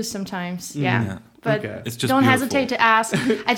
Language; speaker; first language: English; non-native, fluent; German